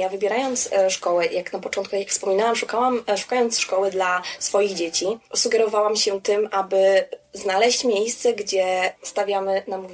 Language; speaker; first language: Polish; native; Polish